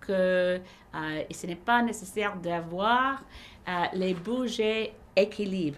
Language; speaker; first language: French; non-native, learner; English